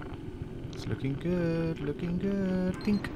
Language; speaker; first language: English; native; English